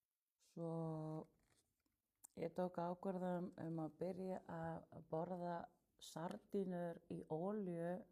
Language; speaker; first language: Icelandic; non-native, learner; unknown